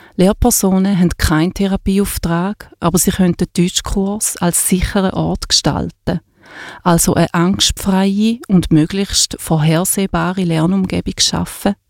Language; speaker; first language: German; native; German